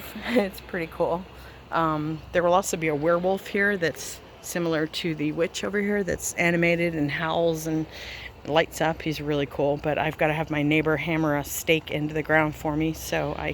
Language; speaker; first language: English; native; English